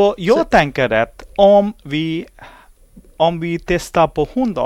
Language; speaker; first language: Swedish; non-native, learner; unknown